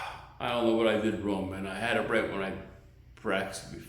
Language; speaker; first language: English; native; English